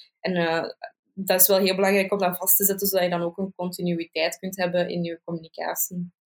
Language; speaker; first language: Dutch; native; Dutch